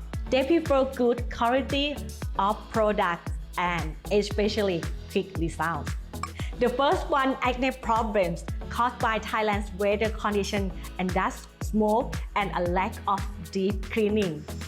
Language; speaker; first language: English; non-native, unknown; Thai